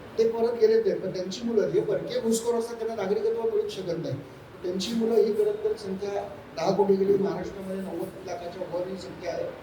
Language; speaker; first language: Marathi; native; Marathi